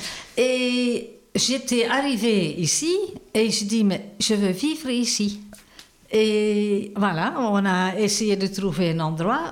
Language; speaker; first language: French; non-native, fluent; Dutch